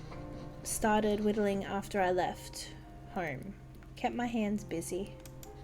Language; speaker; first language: English; native; English